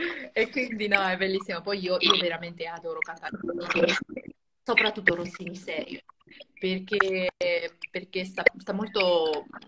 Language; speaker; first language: Italian; non-native, fluent; Georgian